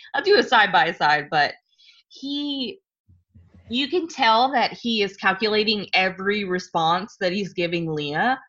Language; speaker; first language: English; native; English